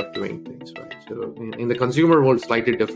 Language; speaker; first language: English; non-native, local second language; Tamil